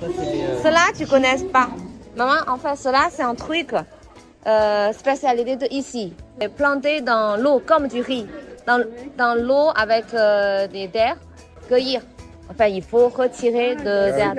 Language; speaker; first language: French; non-native, fluent; Chinese